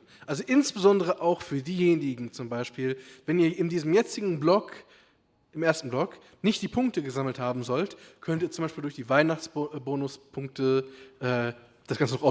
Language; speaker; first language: German; native; German